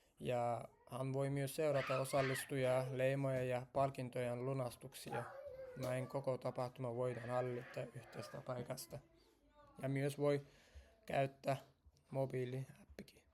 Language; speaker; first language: Finnish; non-native, learner; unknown